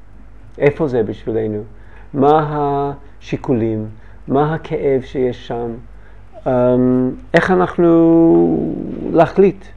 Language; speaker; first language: Hebrew; non-native, learner; English